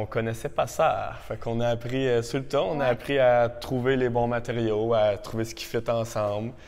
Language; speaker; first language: French; native; French